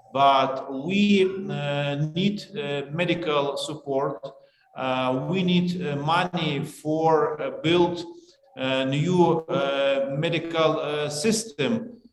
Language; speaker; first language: English; non-native, learner; Ukrainian